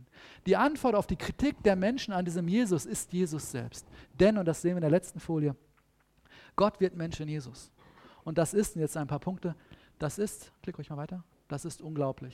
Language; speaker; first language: German; native; German